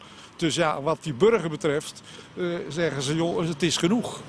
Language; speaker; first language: Dutch; native; Dutch